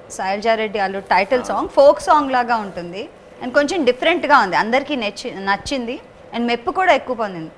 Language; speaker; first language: Telugu; native; Telugu